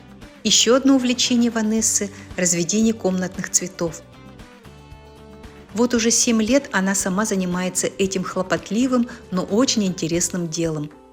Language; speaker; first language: Russian; native; Russian